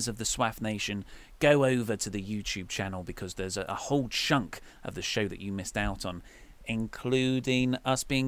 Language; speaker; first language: English; native; English